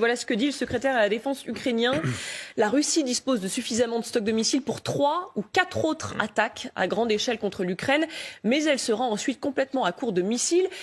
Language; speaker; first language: French; native; French